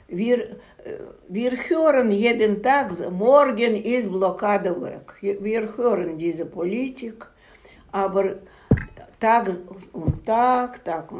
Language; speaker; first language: German; non-native, learner; Russian